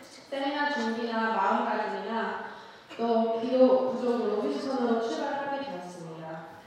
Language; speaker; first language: Korean; early bilingual, heritage; Korean